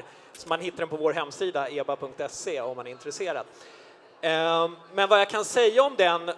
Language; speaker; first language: Swedish; native; Swedish